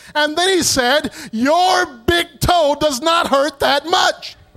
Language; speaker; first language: English; native; English